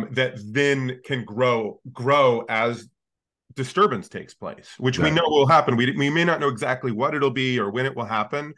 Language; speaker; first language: English; native; English